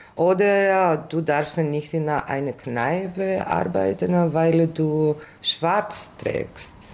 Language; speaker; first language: German; non-native, learner; Greek